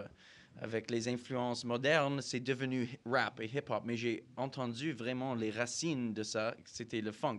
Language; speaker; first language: French; non-native, fluent; English